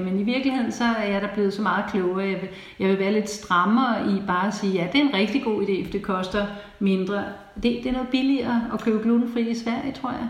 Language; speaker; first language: Danish; native; Danish